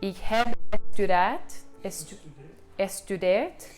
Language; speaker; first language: Dutch; non-native, learner; English